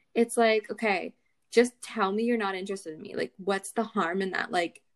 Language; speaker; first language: English; native; English